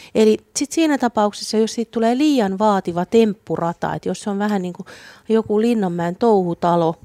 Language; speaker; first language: Finnish; native; Finnish